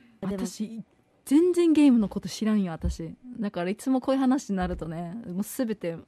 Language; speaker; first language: Japanese; native; Japanese